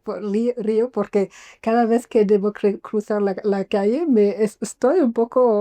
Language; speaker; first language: Spanish; non-native, fluent; English